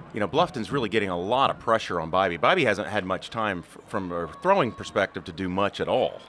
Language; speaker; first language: English; native; English